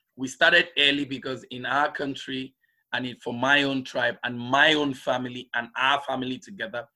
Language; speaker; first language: English; non-native, local second language; Igbo